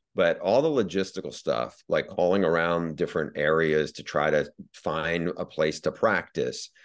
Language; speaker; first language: English; native; English